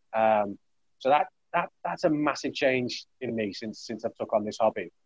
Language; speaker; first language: English; native; English